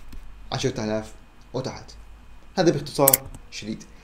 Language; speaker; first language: Arabic; native; Arabic